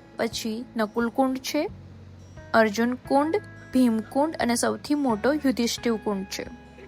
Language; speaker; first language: Gujarati; native; Gujarati